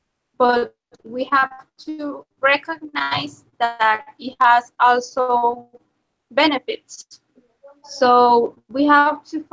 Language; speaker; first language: English; non-native, learner; Spanish